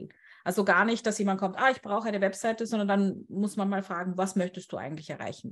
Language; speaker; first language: German; native; German